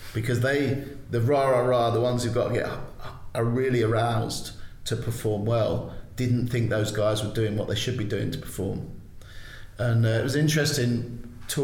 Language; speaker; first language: English; native; English